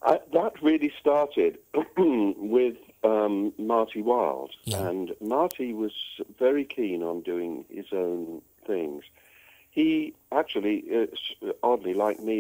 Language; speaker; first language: English; native; English